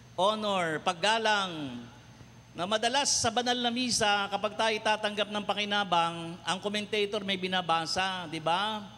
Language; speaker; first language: Filipino; non-native, local second language; Cebuano